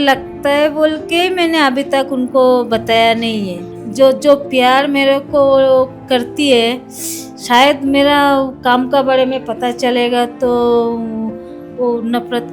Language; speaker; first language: Hindi; non-native, local second language; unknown